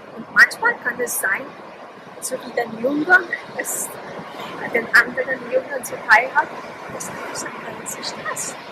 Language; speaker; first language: German; non-native, fluent; Polish